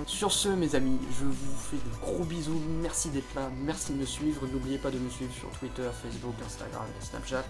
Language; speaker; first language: French; native; French